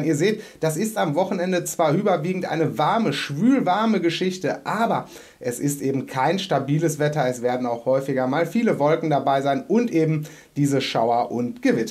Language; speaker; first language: German; native; German